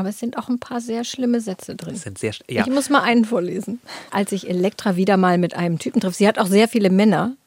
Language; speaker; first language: German; native; German